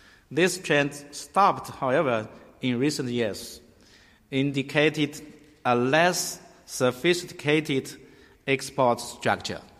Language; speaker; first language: English; non-native, learner; Chinese